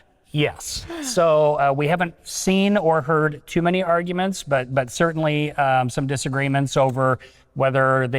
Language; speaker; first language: English; native; English